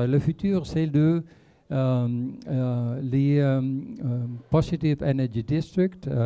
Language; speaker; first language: French; non-native, fluent; Spanish